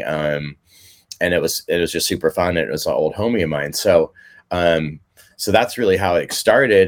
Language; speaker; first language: English; native; English